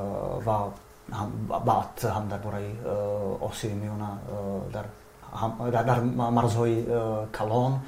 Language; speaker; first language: Persian; non-native, fluent; Czech